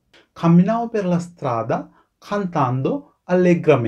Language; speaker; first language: Italian; non-native, fluent; Sinhala